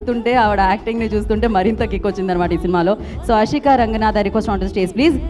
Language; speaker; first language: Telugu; native; Telugu